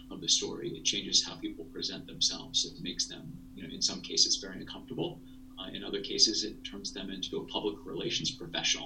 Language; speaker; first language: English; native; English